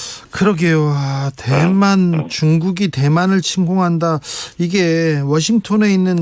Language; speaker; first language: Korean; native; Korean